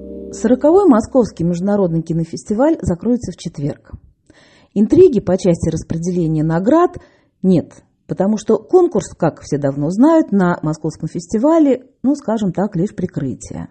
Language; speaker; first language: Russian; native; Russian